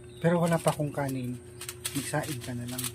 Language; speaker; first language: Filipino; native; Filipino